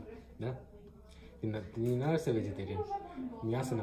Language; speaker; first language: Russian; non-native, learner; Hindi